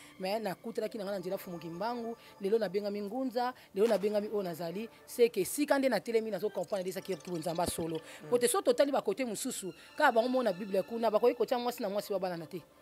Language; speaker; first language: Lingala; native; Lingala